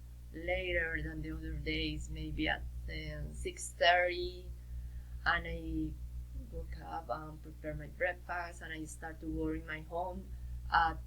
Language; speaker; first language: English; non-native, learner; Spanish